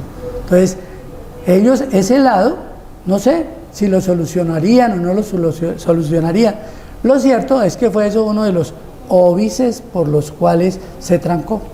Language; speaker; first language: Spanish; native; Spanish